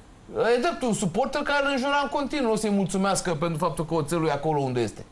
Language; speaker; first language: Romanian; native; Romanian